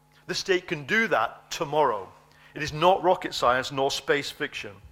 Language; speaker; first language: English; native; English